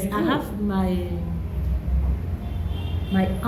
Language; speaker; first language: English; non-native, learner; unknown